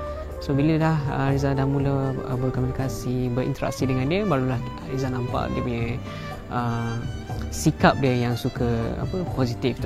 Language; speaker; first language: Malay; native; Malay